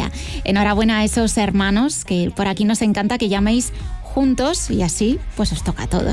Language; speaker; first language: Spanish; native; Spanish